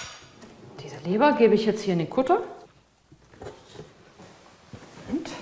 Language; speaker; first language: German; native; German